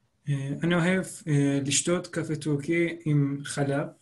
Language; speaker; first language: Hebrew; non-native, learner; Turkish